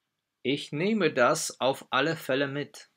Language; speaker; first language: German; non-native, fluent; Polish